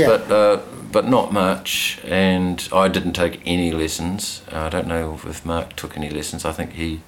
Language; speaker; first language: English; native; English